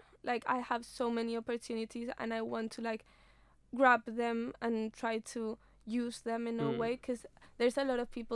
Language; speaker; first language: English; non-native, fluent; Spanish